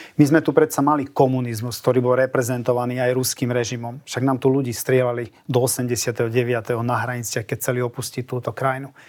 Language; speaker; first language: Slovak; non-native, local second language; Hungarian